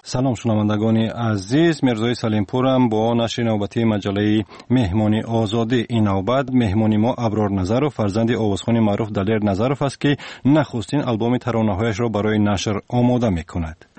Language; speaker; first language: Persian; native; Persian